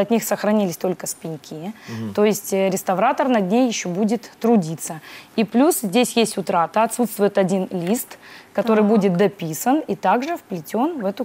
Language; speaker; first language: Russian; native; Russian